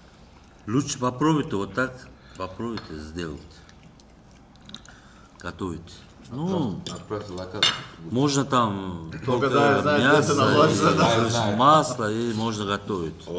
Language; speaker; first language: Russian; non-native, local second language; Uzbek